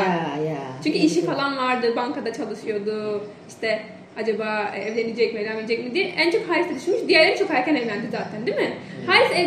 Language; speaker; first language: Turkish; non-native, fluent; Indonesian